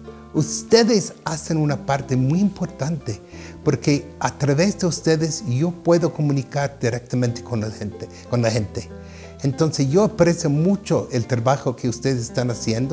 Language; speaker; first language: Spanish; non-native, fluent; English